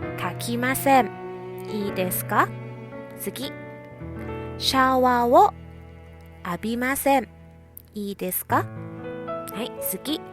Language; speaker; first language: Japanese; non-native, fluent; Thai